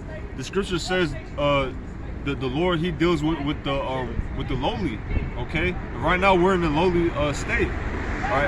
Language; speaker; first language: English; native; English